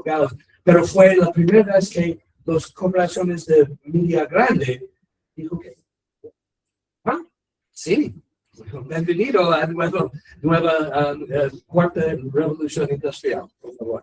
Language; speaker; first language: Spanish; non-native, learner; English